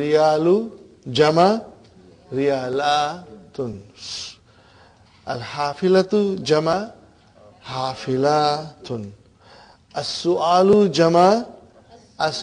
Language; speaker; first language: Arabic; non-native, fluent; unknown